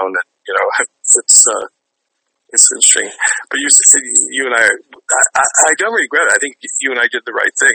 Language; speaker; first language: English; native; English